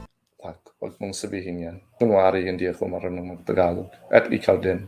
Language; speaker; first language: Filipino; non-native, fluent; English